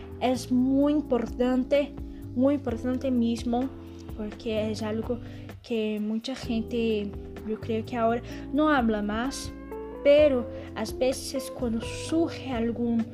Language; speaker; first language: Spanish; non-native, learner; Portuguese